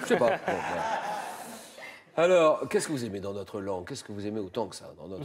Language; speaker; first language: French; native; French